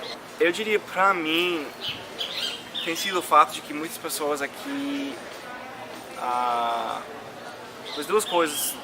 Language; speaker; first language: Portuguese; non-native, fluent; English